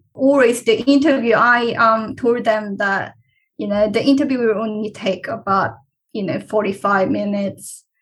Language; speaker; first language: English; non-native, fluent; Korean